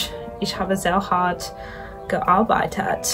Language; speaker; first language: German; non-native, learner; English